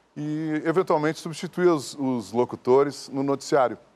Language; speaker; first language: Portuguese; native; Portuguese